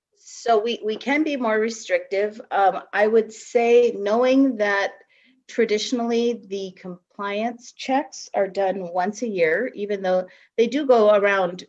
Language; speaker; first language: English; native; English